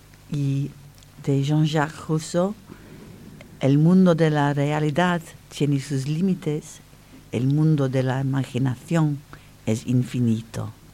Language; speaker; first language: Spanish; non-native, fluent; English